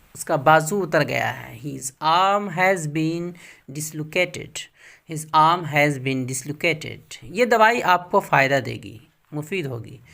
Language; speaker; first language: Urdu; native; Urdu